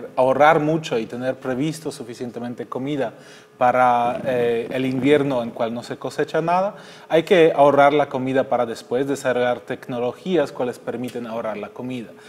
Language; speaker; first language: Spanish; non-native, fluent; German